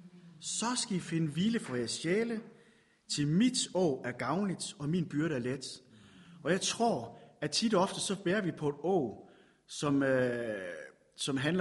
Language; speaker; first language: Danish; native; Danish